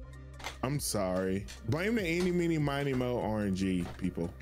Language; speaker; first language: English; native; English